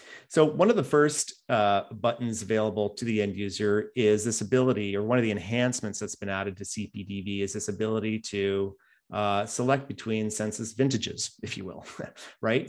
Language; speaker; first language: English; native; English